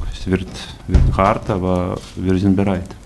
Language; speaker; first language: German; non-native, fluent; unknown